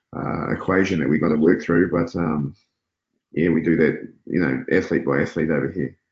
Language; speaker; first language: English; native; English